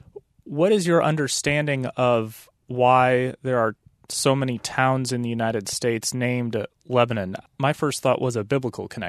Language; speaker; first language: English; native; English